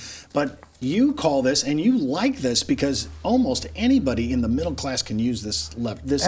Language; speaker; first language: English; native; English